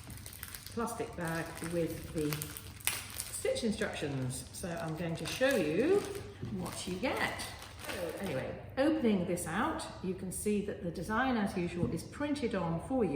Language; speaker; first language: English; native; English